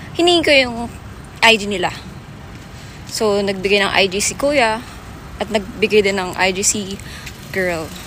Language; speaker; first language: Filipino; native; Filipino